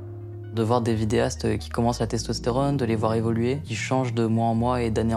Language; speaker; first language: French; native; French